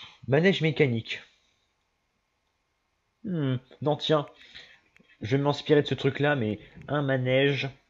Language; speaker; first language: French; native; French